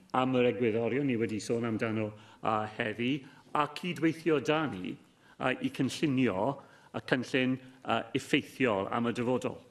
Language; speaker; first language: Welsh; non-native, local second language; English